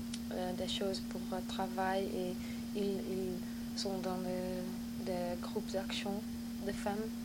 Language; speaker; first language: French; non-native, learner; Dutch